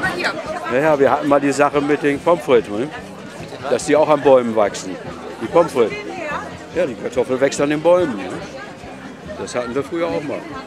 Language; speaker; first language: German; native; German